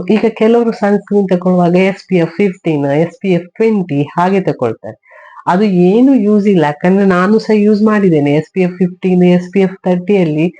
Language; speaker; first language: Kannada; non-native, local second language; Tulu